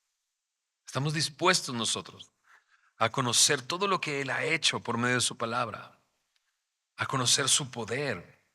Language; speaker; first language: Spanish; native; Spanish